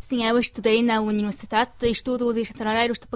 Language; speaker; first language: Portuguese; non-native, fluent; Chinese